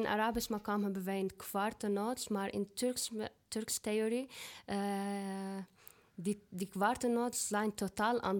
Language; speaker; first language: Dutch; non-native, learner; Arabic